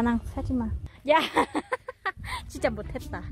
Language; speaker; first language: Korean; non-native, learner; Vietnamese